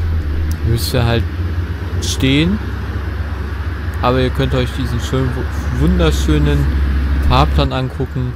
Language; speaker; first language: German; native; German